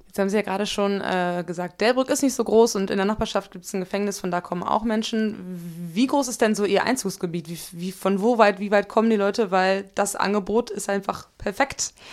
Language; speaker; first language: German; native; German